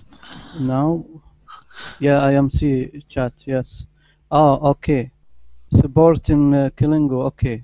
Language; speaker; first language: English; non-native, learner; Arabic